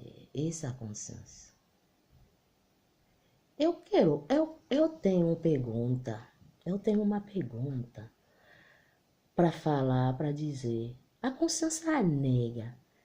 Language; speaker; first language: Portuguese; non-native, learner; Haitian Creole